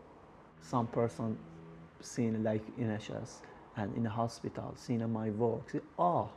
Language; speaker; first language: English; non-native, learner; Persian